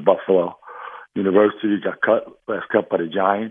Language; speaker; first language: English; native; English